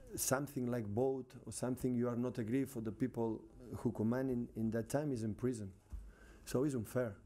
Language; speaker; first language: English; non-native, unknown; Catalan